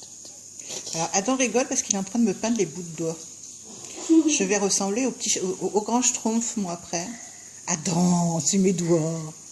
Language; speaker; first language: French; native; French